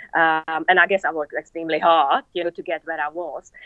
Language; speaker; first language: English; non-native, fluent; Czech